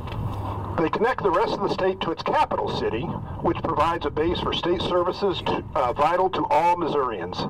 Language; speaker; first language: English; native; English